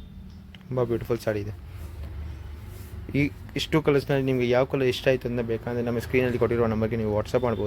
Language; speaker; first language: Kannada; non-native, local second language; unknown